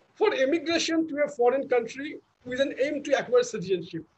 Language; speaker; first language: English; non-native, local second language; Bangla